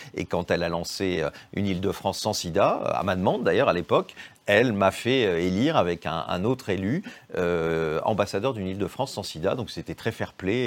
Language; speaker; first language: French; native; French